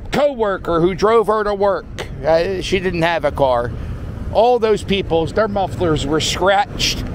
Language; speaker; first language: English; native; English